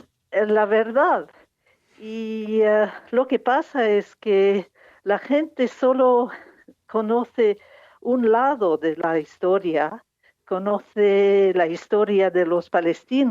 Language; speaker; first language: Spanish; non-native, fluent; English